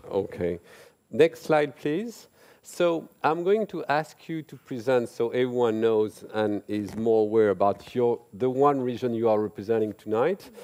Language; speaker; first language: English; non-native, fluent; French